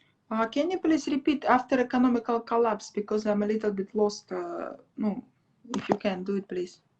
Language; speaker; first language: English; non-native, learner; Russian